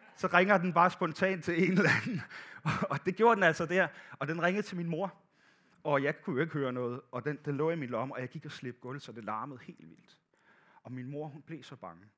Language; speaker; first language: Danish; native; Danish